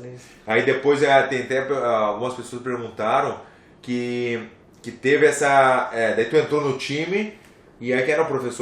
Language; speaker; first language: Portuguese; native; Portuguese